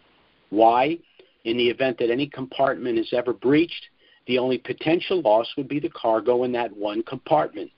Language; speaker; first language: English; native; English